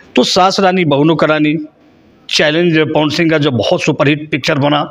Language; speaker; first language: Hindi; non-native, local second language; Bhojpuri